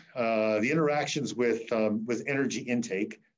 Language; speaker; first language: English; native; English